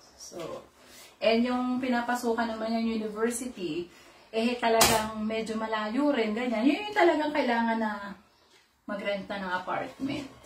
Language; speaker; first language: Filipino; native; Filipino